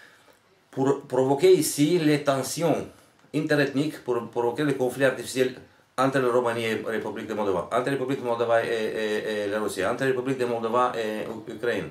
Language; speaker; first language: French; non-native, fluent; Romanian